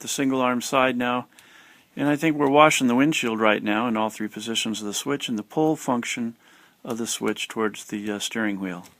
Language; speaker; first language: English; native; English